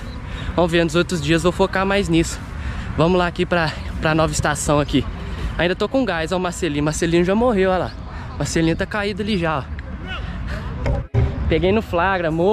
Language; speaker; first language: Portuguese; native; Portuguese